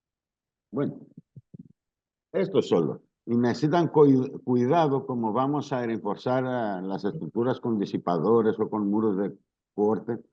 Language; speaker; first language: Spanish; non-native, learner; Greek